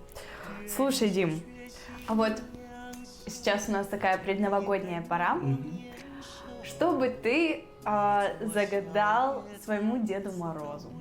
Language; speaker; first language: Russian; native; Russian